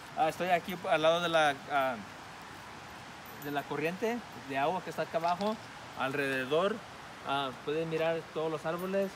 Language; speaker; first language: Spanish; early bilingual, heritage; Spanish